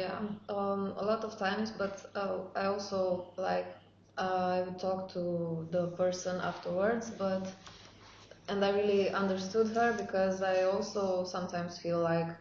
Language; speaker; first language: English; non-native, fluent; Romanian